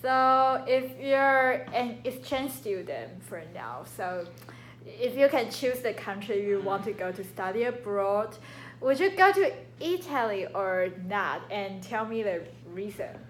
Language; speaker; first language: English; non-native, learner; Chinese